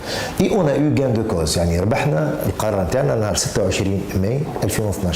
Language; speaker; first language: Arabic; native; Arabic